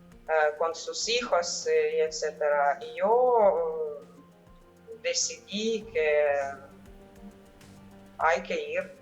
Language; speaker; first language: Spanish; non-native, fluent; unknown